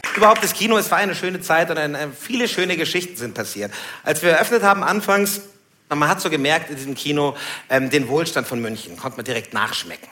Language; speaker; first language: German; early bilingual, other home language; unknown